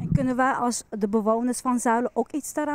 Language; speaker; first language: Dutch; native; Dutch